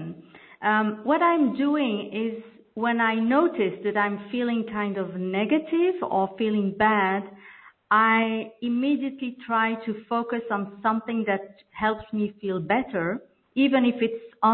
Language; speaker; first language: English; non-native, fluent; French